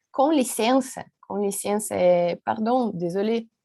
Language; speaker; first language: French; non-native, learner; Portuguese